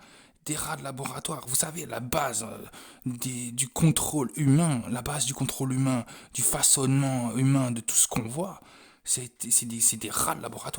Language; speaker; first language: French; native; French